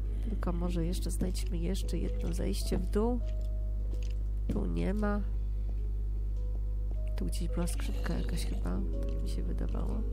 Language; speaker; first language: Polish; native; Polish